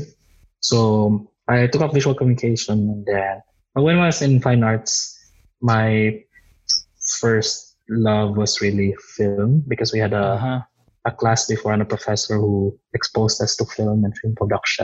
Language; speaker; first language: English; non-native, local second language; Waray